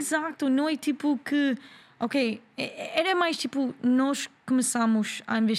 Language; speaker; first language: Portuguese; non-native, learner; English